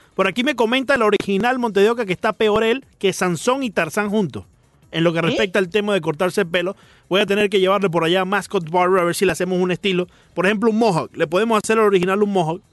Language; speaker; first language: Spanish; native; Spanish